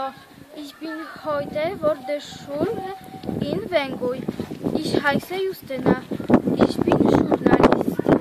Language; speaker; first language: German; non-native, learner; Polish